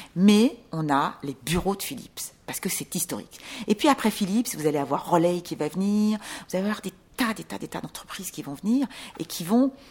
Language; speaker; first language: French; native; French